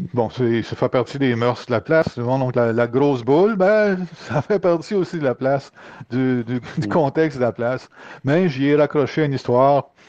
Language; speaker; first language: French; native; French